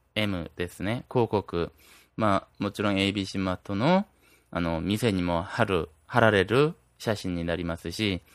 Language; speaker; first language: Japanese; non-native, fluent; Korean